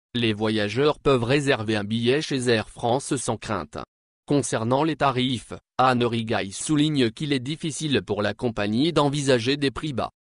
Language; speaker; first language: French; non-native, local second language; Arabic